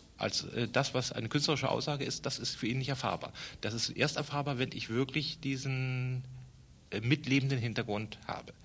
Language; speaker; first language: German; native; German